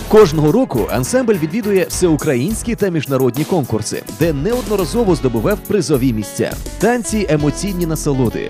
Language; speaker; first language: Ukrainian; native; Ukrainian